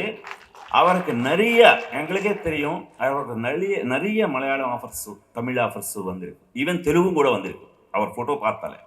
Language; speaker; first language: Tamil; non-native, local second language; Telugu